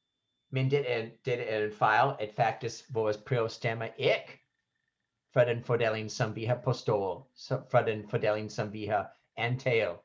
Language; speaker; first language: Danish; non-native, fluent; English